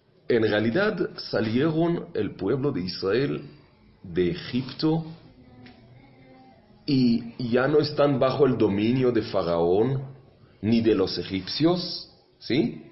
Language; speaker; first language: Spanish; non-native, fluent; Hebrew